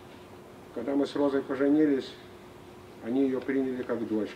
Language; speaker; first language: Russian; native; Russian